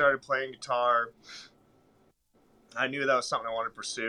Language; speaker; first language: English; native; English